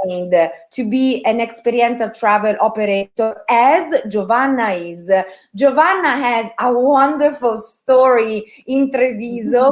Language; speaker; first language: English; non-native, fluent; Italian